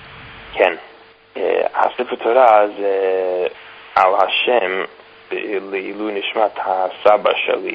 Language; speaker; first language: Hebrew; non-native, fluent; English